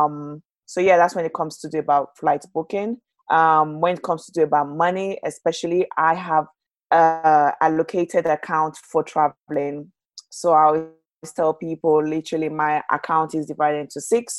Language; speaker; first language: English; non-native, local second language; Yoruba